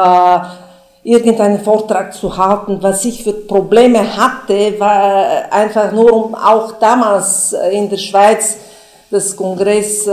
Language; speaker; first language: German; non-native, fluent; Bulgarian